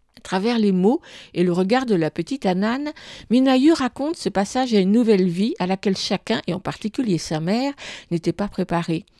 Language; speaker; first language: French; native; French